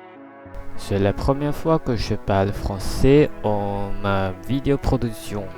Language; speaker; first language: French; non-native, learner; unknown